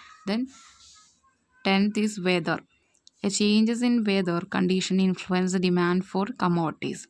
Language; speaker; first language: English; non-native, local second language; Malayalam